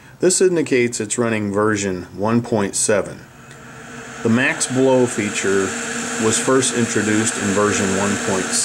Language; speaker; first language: English; native; English